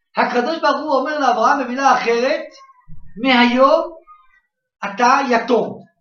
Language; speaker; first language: Hebrew; native; Hebrew